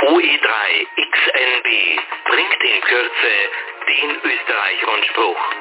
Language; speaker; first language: German; native; German